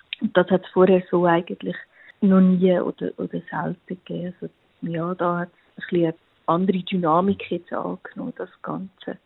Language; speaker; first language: German; native; German